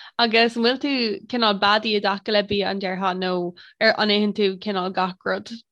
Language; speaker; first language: Irish; non-native, local second language; English